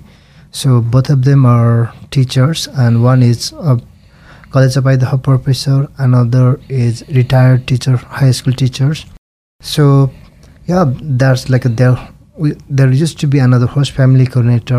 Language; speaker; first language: English; non-native, local second language; Nepali